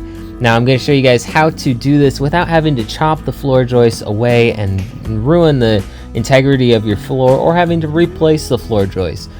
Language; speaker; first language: English; native; English